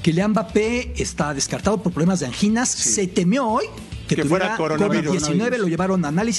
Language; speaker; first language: Spanish; native; Spanish